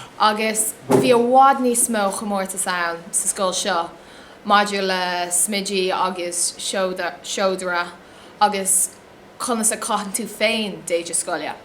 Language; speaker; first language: Irish; non-native, local second language; English